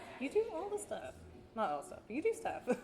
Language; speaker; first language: English; native; English